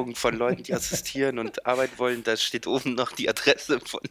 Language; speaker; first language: German; native; German